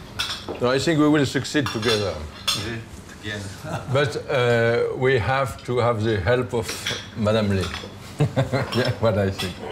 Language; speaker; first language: English; non-native, learner; French